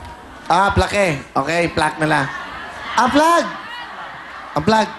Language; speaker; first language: Filipino; non-native, local second language; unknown